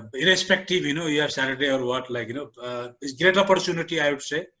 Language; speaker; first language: English; non-native, local second language; Nepali